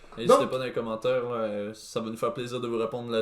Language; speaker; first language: French; native; French